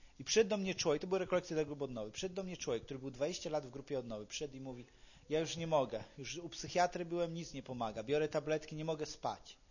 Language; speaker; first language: Polish; native; Polish